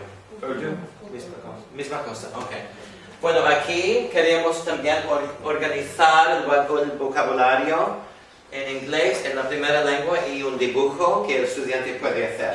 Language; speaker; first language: Spanish; non-native, fluent; English